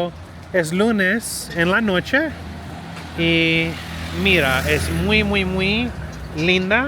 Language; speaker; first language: Spanish; non-native, learner; English